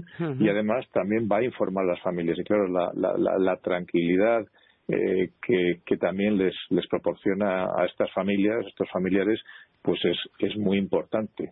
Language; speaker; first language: Spanish; native; Spanish